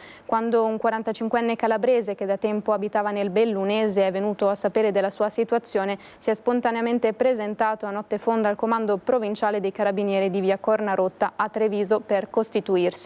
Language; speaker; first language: Italian; native; Italian